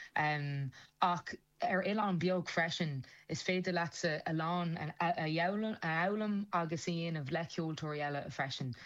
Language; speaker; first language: Irish; non-native, local second language; English